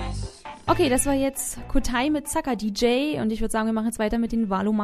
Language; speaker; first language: German; native; German